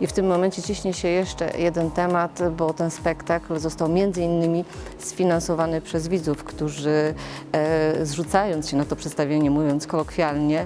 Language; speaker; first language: Polish; native; Polish